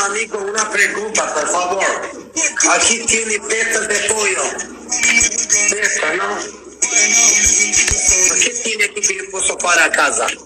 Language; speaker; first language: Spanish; non-native, learner; Albanian